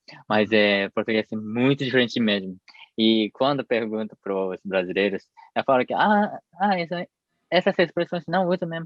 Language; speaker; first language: Portuguese; non-native, fluent; Japanese